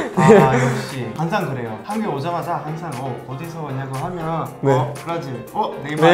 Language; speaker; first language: Korean; non-native, fluent; Portuguese